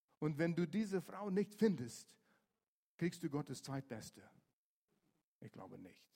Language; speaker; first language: German; non-native, fluent; English